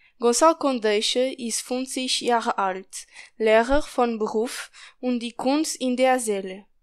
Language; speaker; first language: German; non-native, learner; Portuguese